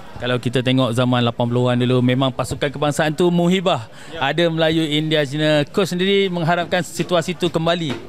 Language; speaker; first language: Malay; native; Malay